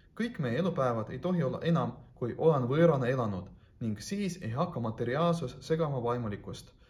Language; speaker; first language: Estonian; non-native, local second language; Russian